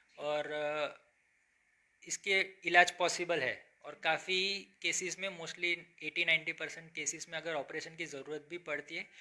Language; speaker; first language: Hindi; non-native, local second language; Gujarati